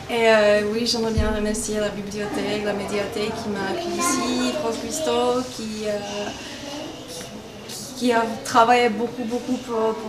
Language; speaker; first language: French; non-native, fluent; Czech